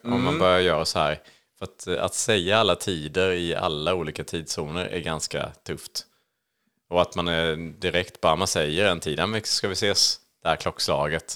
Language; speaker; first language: Swedish; native; Swedish